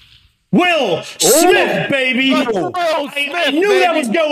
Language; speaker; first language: English; native; English